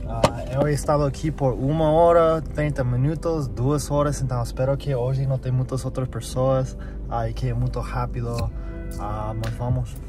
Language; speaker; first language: Portuguese; non-native, fluent; English